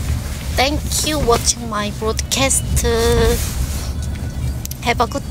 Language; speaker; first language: English; non-native, learner; Korean